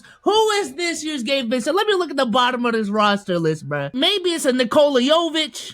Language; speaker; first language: English; native; English